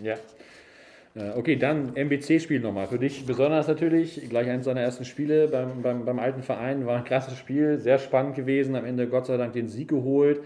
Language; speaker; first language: German; native; German